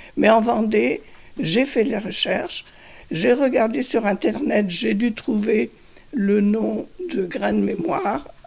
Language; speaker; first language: French; early bilingual, other home language; Spanish